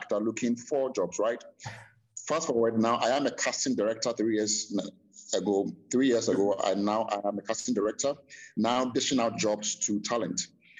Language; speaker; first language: English; non-native, local second language; Akan